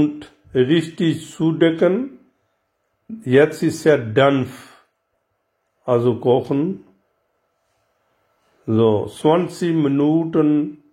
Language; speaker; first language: German; non-native, learner; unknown